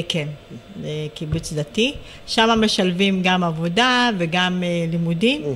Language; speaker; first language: Hebrew; early bilingual, other home language; Amharic